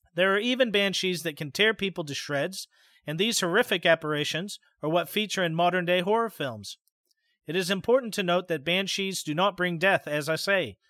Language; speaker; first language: English; native; English